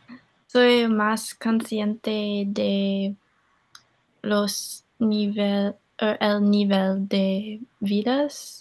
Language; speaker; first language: Spanish; non-native, learner; English